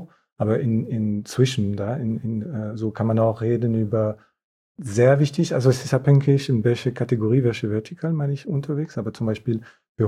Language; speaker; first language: German; non-native, fluent; French